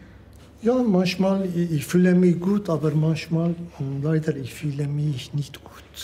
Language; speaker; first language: German; non-native, learner; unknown